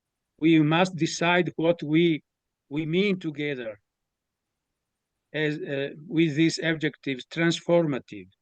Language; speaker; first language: English; non-native, learner; Italian